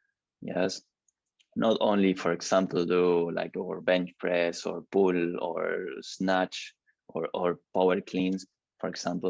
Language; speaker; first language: English; non-native, learner; Spanish